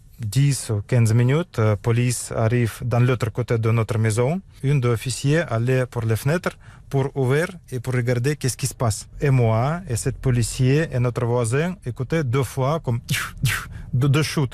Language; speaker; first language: French; non-native, learner; Russian